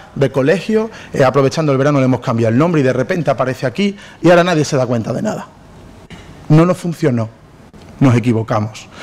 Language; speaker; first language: Spanish; native; Spanish